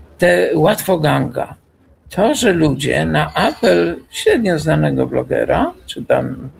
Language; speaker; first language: Polish; native; Polish